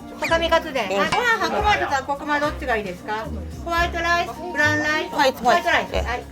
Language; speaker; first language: Japanese; native; Japanese